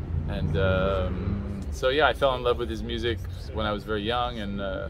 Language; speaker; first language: English; native; English